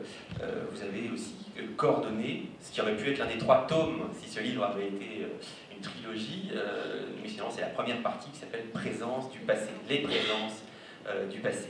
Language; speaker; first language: French; native; French